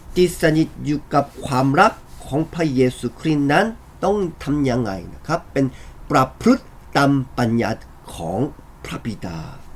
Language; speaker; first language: Thai; non-native, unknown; Korean